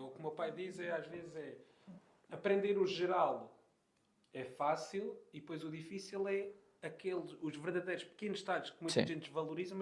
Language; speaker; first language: Portuguese; native; Portuguese